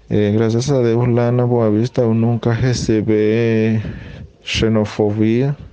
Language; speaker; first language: Portuguese; non-native, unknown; Spanish